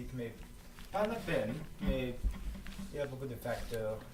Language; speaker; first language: French; non-native, learner; English